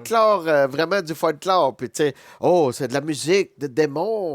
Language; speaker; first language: French; native; French